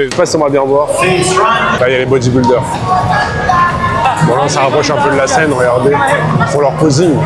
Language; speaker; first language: French; native; French